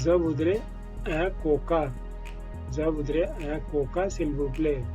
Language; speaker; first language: French; non-native, learner; Hindi